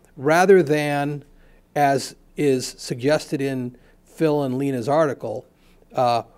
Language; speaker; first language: English; native; English